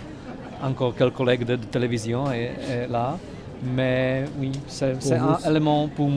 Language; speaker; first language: French; non-native, learner; Czech